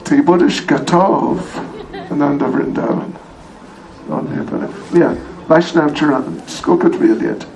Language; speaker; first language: Russian; non-native, learner; English